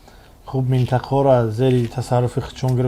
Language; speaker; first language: Persian; native; Persian